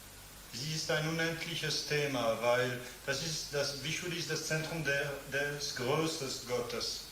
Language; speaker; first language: German; non-native, fluent; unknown